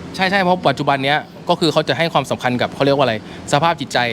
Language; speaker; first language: Thai; native; Thai